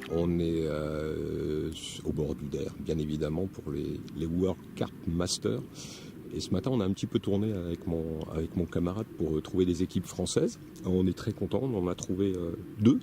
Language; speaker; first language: French; native; French